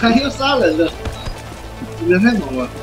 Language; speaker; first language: Chinese; native; Chinese